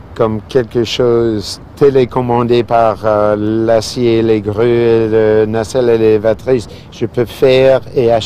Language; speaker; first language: French; non-native, fluent; English